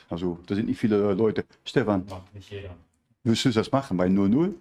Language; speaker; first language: German; native; German